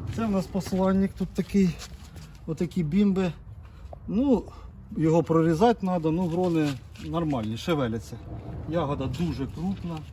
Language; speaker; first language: Ukrainian; non-native, local second language; Russian